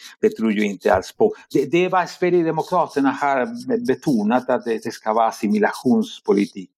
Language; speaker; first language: Swedish; non-native, fluent; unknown